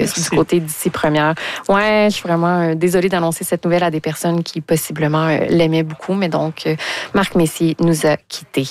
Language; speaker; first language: French; native; French